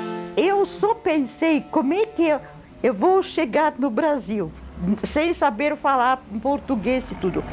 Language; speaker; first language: Portuguese; non-native, fluent; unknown